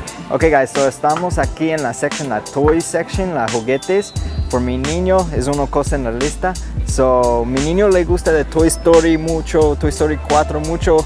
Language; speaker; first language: Spanish; non-native, learner; English